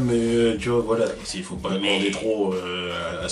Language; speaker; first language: French; native; French